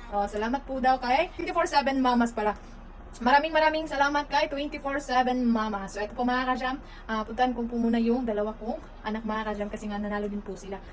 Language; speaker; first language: Filipino; native; Filipino